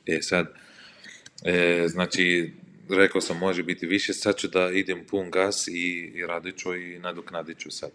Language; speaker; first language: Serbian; non-native, learner; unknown